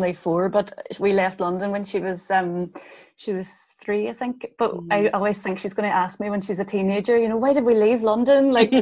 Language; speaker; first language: English; native; English